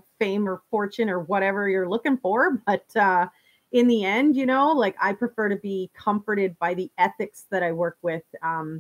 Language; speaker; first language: English; native; English